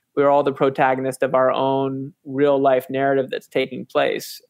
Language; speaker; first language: English; native; English